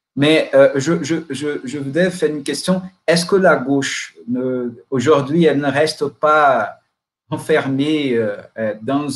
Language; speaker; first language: French; non-native, fluent; Portuguese